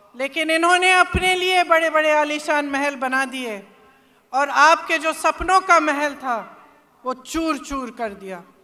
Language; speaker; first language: Hindi; native; Hindi